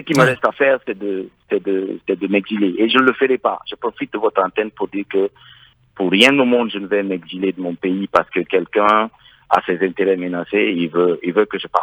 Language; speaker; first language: French; non-native, local second language; Fula